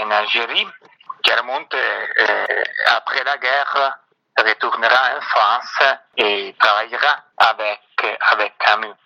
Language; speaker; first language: French; non-native, fluent; Italian